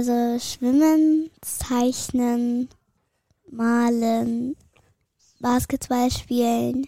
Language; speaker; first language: German; early bilingual, other home language; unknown